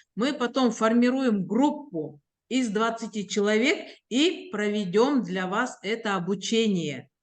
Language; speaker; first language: Russian; non-native, local second language; Kyrgyz